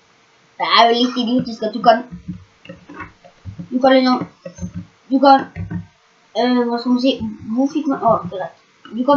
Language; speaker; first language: Norwegian; native; Norwegian